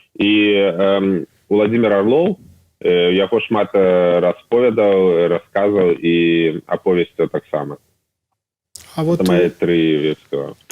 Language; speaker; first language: Belarusian; non-native, local second language; Russian